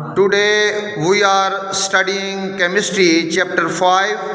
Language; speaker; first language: English; non-native, local second language; Urdu